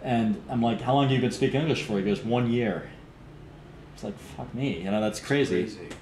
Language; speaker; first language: English; native; English